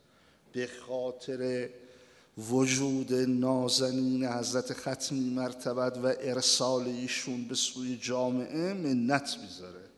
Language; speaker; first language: Persian; native; Persian